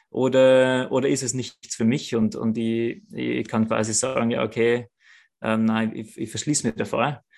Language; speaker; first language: German; native; German